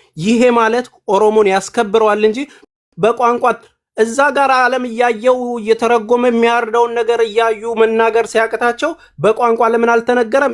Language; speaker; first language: Amharic; non-native, local second language; Oromo